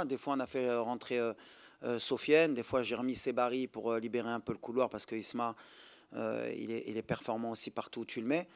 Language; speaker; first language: French; native; French